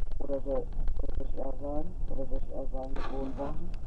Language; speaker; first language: German; native; German